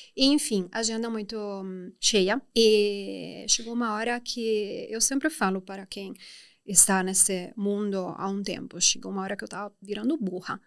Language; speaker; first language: Portuguese; non-native, fluent; Italian